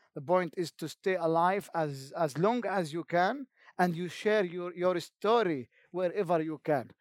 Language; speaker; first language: English; non-native, fluent; Arabic